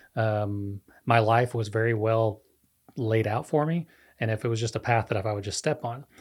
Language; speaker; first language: English; non-native, fluent; Spanish